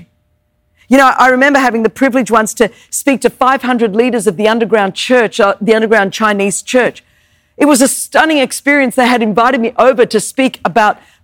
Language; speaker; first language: English; non-native, local second language; Greek